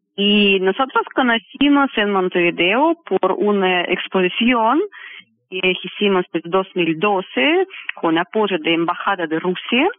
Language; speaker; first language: Spanish; non-native, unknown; Russian